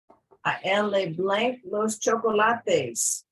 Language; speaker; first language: Spanish; non-native, fluent; English